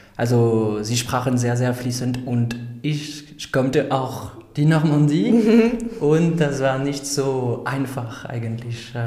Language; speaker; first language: German; non-native, fluent; French